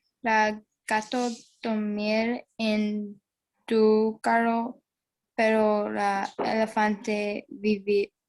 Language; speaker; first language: Spanish; non-native, learner; English